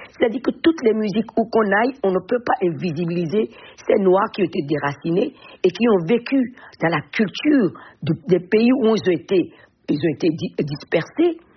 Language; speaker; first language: French; non-native, local second language; Fon